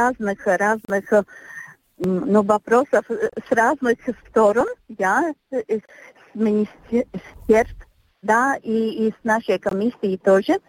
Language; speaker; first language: Russian; non-native, local second language; Latvian